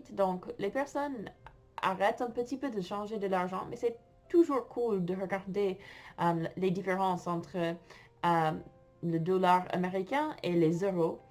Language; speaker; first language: French; non-native, fluent; English